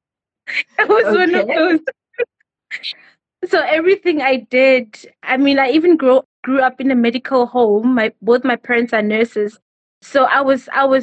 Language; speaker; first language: English; non-native, local second language; Northern Sotho